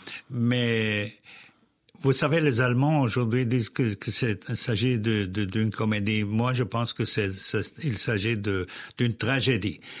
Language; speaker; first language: French; non-native, fluent; Spanish